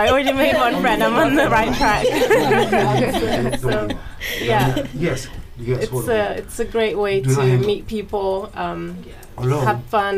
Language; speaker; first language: English; native; English